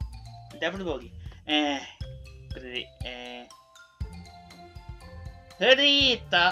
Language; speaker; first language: Japanese; non-native, learner; Spanish